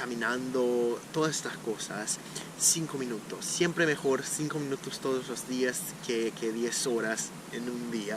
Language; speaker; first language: Spanish; non-native, fluent; Portuguese